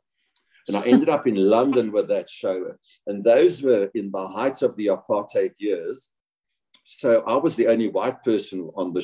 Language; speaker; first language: English; native; English